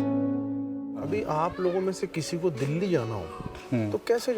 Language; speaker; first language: Hindi; native; Hindi